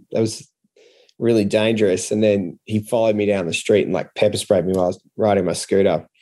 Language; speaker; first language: English; native; English